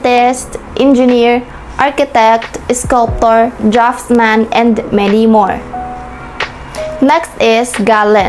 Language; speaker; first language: English; non-native, local second language; Filipino